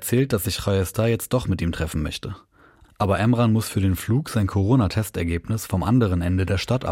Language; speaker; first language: German; native; German